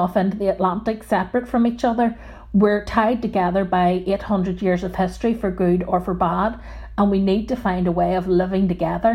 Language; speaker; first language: English; native; English